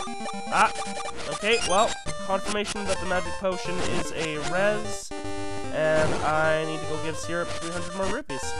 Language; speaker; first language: English; native; English